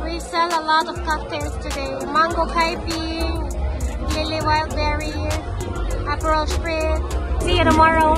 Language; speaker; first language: English; non-native, local second language; Filipino